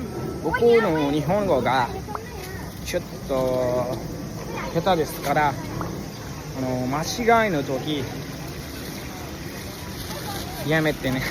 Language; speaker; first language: Japanese; non-native, learner; Nepali